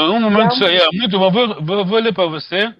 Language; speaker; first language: Portuguese; non-native, fluent; Kongo